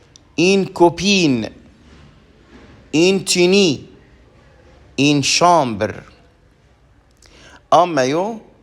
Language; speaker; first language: French; non-native, fluent; Arabic